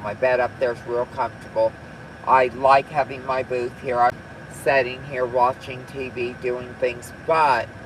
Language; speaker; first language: English; native; English